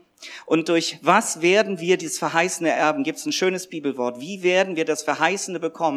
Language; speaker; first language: German; native; German